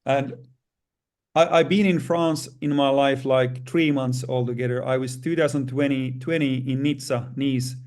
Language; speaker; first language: English; non-native, fluent; Finnish